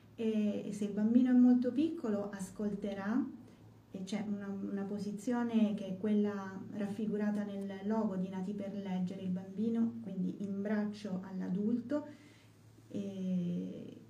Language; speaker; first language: Italian; native; Italian